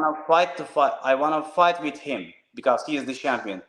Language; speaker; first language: English; non-native, learner; Turkish